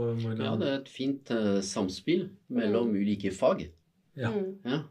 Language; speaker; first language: Norwegian; non-native, fluent; French